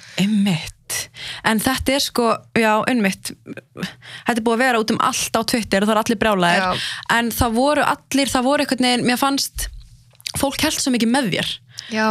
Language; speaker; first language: Icelandic; early bilingual, other home language; Arabic